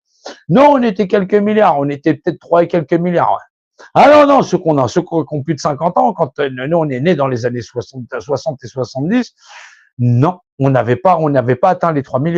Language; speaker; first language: French; native; French